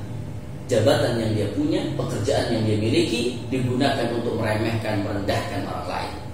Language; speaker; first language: Indonesian; native; Indonesian